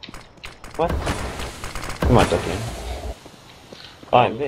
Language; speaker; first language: English; non-native, learner; Spanish